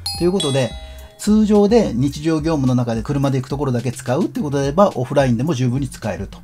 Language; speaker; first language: Japanese; native; Japanese